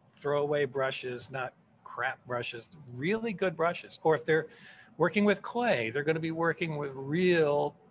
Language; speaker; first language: English; native; English